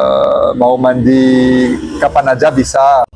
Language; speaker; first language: Indonesian; non-native, learner; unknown